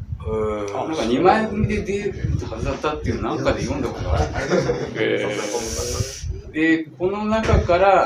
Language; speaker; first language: Japanese; native; Japanese